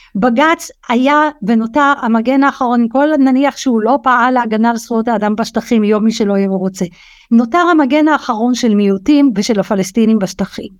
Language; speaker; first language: Hebrew; early bilingual, other home language; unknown